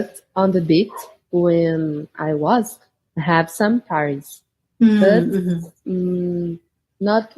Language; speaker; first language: English; non-native, learner; Portuguese